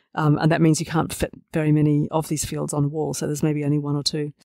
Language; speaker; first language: English; native; English